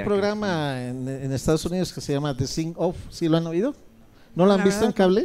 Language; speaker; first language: Spanish; native; Spanish